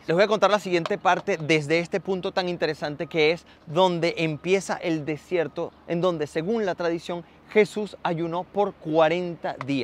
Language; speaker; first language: Spanish; native; Spanish